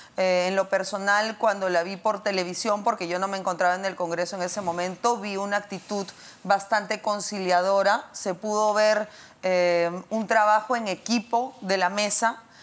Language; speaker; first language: Spanish; native; Spanish